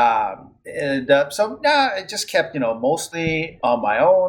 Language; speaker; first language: English; non-native, fluent; Spanish